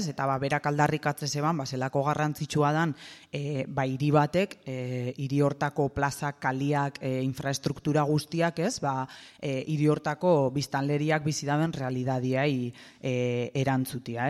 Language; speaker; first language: Basque; native; Basque